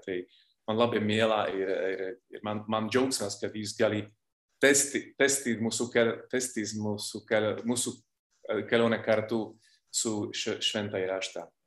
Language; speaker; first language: Lithuanian; non-native, fluent; Slovak